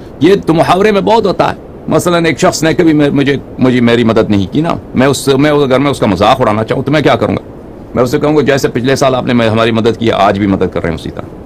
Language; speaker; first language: Urdu; non-native, fluent; Persian